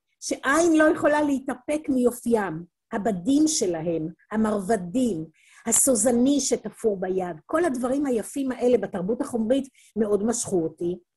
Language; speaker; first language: Hebrew; native; Hebrew